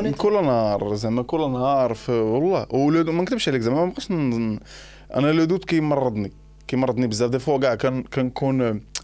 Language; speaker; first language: Arabic; native; Arabic